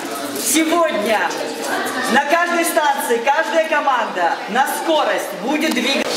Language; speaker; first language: Russian; native; Russian